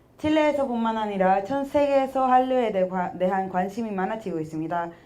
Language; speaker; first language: Korean; non-native, fluent; Spanish